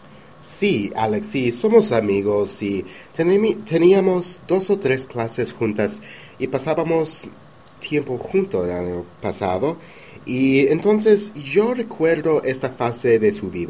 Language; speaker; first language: Spanish; non-native, learner; English